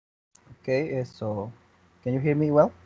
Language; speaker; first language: English; non-native, learner; Spanish